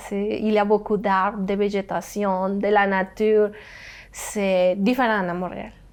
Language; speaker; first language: French; non-native, learner; Spanish